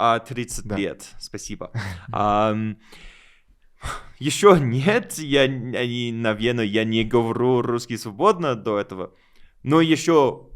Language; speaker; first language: Russian; non-native, learner; English